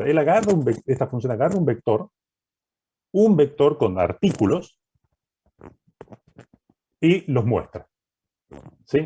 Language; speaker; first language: Spanish; native; Spanish